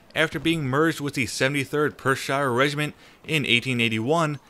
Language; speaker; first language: English; native; English